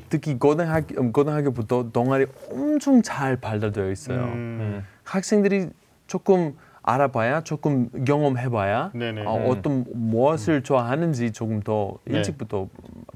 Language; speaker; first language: Korean; non-native, fluent; Greek